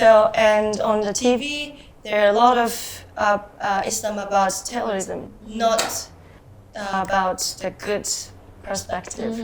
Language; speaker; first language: English; non-native, fluent; Japanese